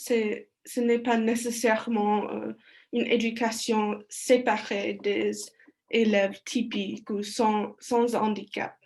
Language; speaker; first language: French; non-native, learner; English